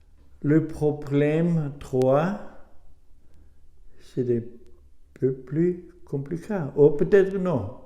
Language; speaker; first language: French; non-native, learner; German